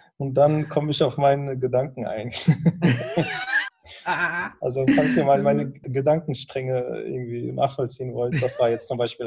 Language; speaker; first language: German; native; German